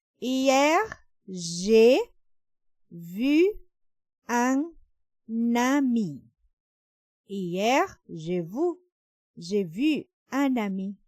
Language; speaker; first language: French; non-native, fluent; Thai